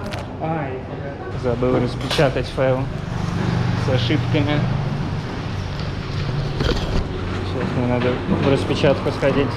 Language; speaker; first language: Russian; native; Russian